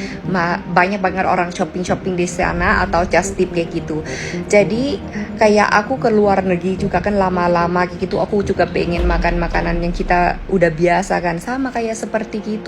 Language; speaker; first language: Indonesian; non-native, learner; Thai